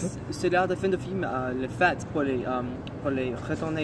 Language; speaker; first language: French; non-native, learner; English